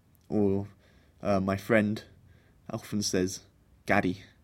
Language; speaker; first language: English; native; English